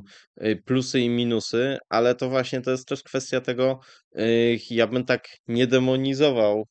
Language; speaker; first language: Polish; native; Polish